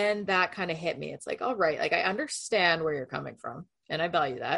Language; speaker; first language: English; non-native, fluent; Spanish